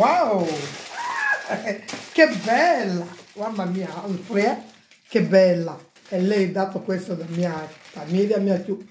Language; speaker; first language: Italian; non-native, learner; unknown